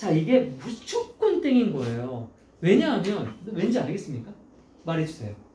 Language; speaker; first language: Korean; native; Korean